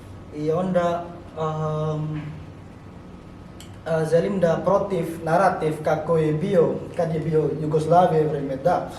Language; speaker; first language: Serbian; non-native, learner; Indonesian